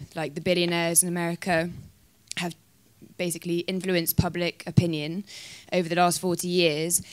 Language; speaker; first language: English; native; English